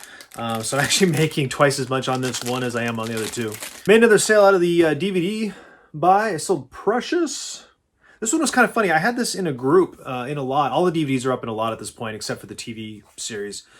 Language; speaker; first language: English; native; English